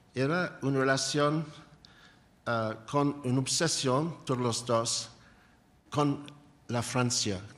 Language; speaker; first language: Spanish; non-native, learner; English